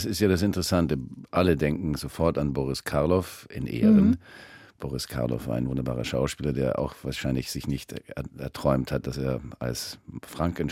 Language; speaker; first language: German; early bilingual, heritage; German